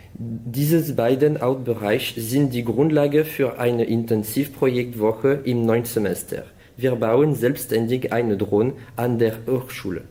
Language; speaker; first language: German; non-native, learner; French